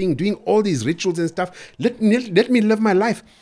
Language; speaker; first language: English; native; English